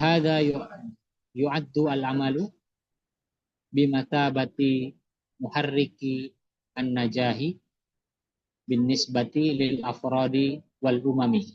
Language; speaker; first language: Arabic; non-native, fluent; Indonesian